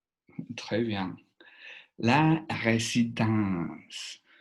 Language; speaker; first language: French; non-native, fluent; Spanish